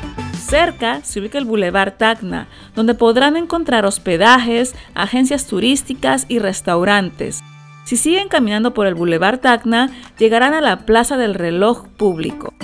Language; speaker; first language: Spanish; native; Spanish